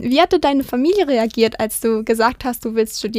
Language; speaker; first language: German; native; German